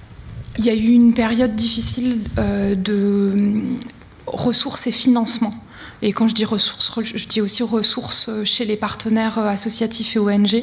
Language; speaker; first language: French; native; French